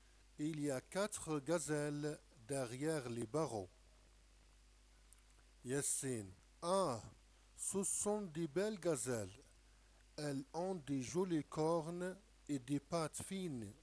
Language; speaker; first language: French; non-native, local second language; Arabic